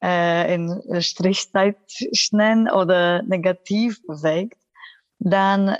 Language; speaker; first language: German; non-native, fluent; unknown